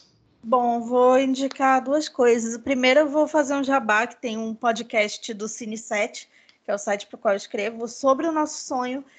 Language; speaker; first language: Portuguese; native; Portuguese